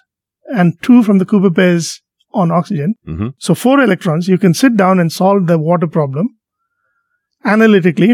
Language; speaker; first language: English; non-native, local second language; Tamil